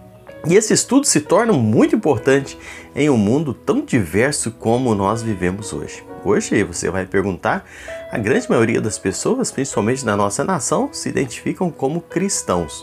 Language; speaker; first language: Portuguese; native; Portuguese